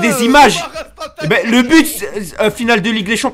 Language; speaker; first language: French; native; French